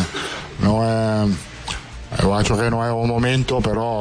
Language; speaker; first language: Portuguese; non-native, fluent; Italian